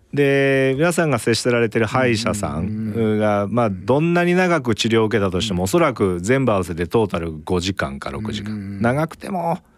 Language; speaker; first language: Japanese; native; Japanese